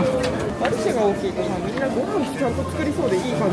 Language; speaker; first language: Japanese; native; Japanese